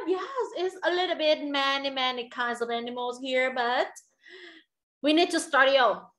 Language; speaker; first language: English; non-native, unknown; Vietnamese